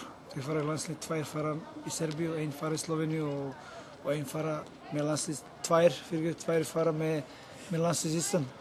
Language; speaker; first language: Icelandic; non-native, learner; Serbian